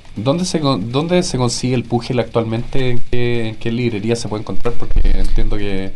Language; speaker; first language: Spanish; native; Spanish